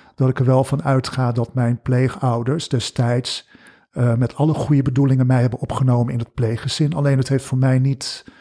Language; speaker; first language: Dutch; early bilingual, other home language; English